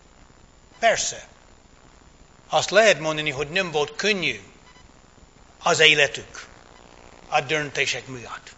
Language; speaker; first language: Hungarian; non-native, fluent; English